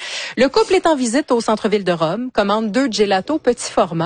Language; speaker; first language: French; native; French